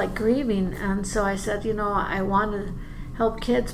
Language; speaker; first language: English; native; English